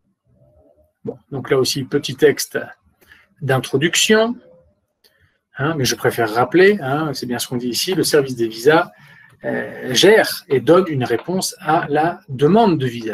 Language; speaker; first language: French; native; French